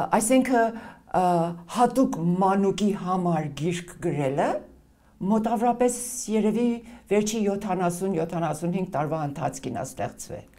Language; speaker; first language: Armenian; early bilingual, heritage; Armenian